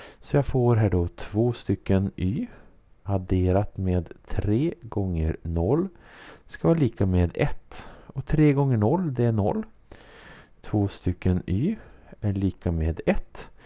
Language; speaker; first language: Swedish; native; Swedish